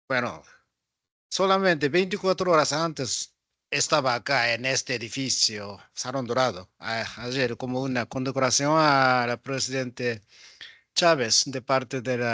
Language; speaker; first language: Spanish; non-native, fluent; Japanese